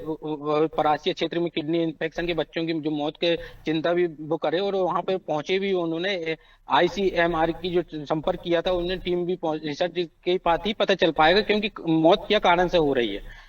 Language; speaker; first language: Hindi; native; Hindi